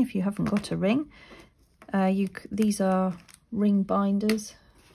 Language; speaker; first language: English; native; English